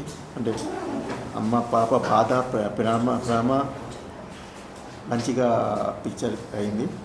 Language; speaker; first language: Telugu; non-native, local second language; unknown